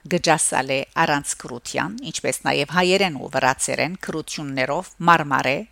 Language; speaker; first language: Armenian; early bilingual, heritage; Armenian